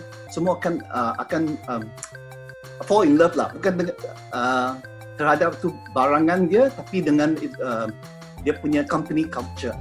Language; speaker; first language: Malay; non-native, local second language; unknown